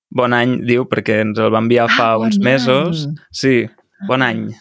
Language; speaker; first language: Catalan; native; Catalan